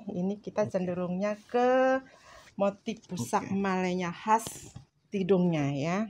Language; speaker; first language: Indonesian; native; Indonesian